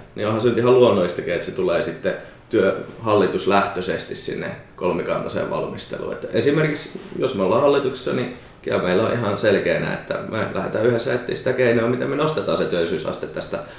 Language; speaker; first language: Finnish; native; Finnish